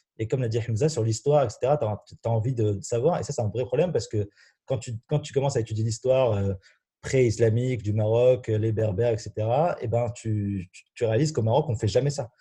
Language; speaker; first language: French; non-native, local second language; Arabic